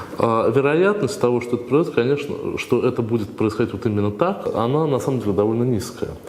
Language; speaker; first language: Russian; native; Russian